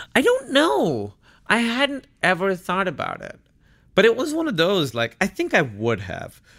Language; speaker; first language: English; non-native, local second language; Urdu